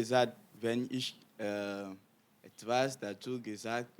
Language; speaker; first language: German; non-native, learner; Ewe